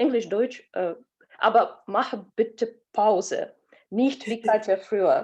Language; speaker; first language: German; non-native, learner; Russian